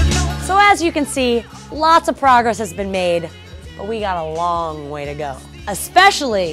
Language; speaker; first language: English; native; English